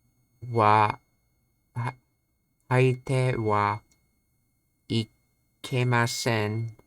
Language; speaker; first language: Japanese; non-native, learner; English